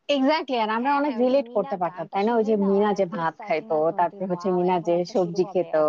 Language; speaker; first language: Bangla; native; Bangla